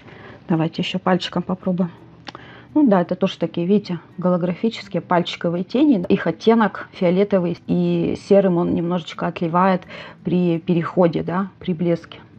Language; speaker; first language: Russian; native; Russian